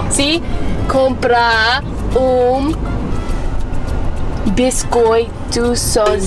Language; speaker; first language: Portuguese; non-native, learner; English